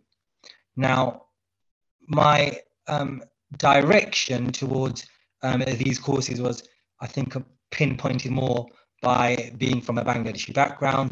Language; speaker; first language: English; native; English